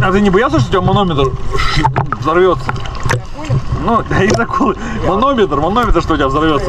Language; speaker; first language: Russian; native; Russian